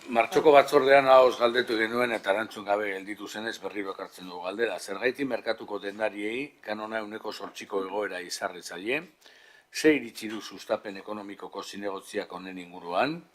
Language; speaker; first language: Basque; non-native, local second language; Spanish